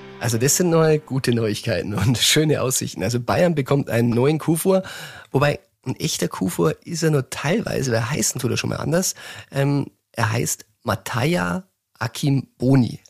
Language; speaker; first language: German; native; German